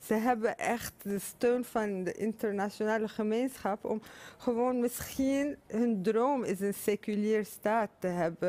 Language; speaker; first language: Dutch; non-native, fluent; Arabic